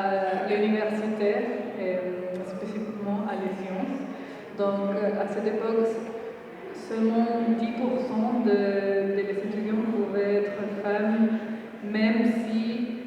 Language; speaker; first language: French; non-native, fluent; Spanish